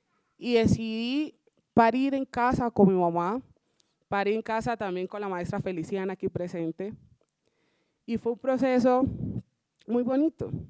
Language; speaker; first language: Spanish; native; Spanish